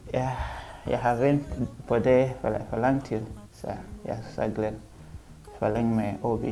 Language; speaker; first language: Danish; non-native, learner; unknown